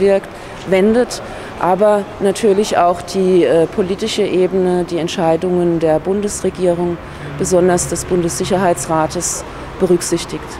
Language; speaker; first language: German; native; German